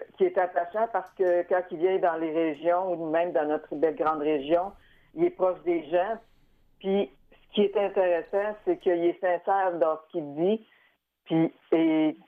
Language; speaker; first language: French; native; French